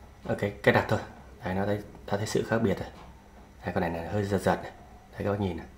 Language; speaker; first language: Vietnamese; native; Vietnamese